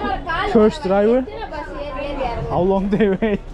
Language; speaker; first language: English; non-native, learner; Turkish